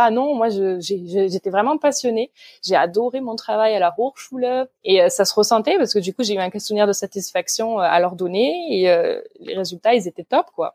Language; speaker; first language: French; native; French